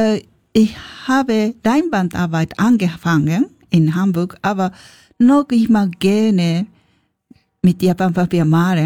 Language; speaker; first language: German; non-native, learner; Japanese